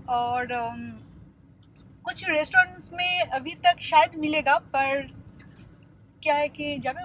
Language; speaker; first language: Hindi; non-native, local second language; Bangla